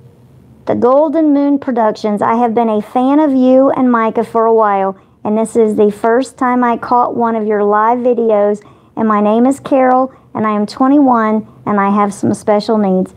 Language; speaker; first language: English; native; English